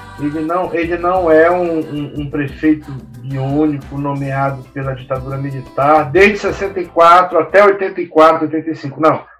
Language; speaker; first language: Portuguese; native; Portuguese